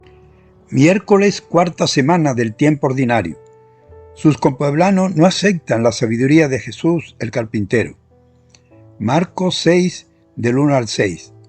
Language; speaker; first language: Spanish; native; Spanish